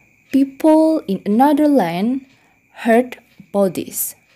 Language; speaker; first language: English; non-native, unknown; Indonesian